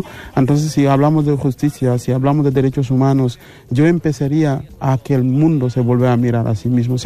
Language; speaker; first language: Spanish; non-native, fluent; Wolof